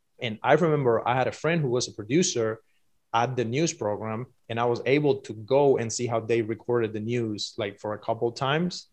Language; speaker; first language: English; non-native, fluent; Spanish